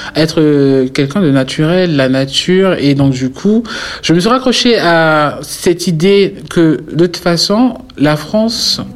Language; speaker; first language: French; native; French